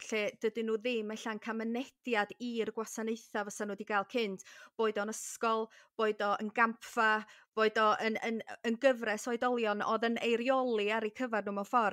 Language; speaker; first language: Welsh; native; Welsh